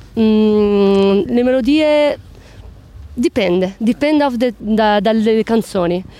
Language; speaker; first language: Italian; native; Italian